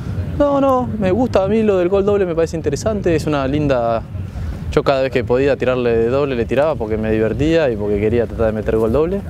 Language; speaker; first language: Spanish; native; Spanish